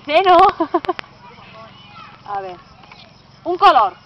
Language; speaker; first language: Spanish; native; Spanish